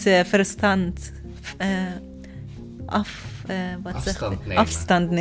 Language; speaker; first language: Dutch; non-native, learner; Persian